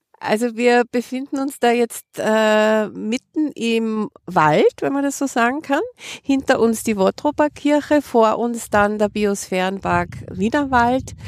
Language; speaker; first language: German; native; German